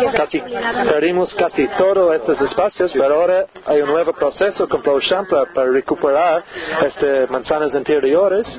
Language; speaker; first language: Spanish; non-native, learner; English